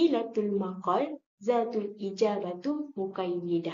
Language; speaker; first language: Arabic; non-native, learner; Malay